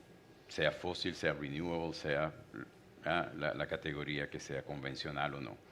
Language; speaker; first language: Spanish; native; Spanish